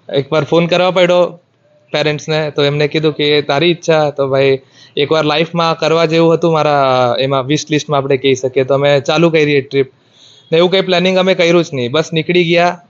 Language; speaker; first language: Gujarati; non-native, local second language; Marathi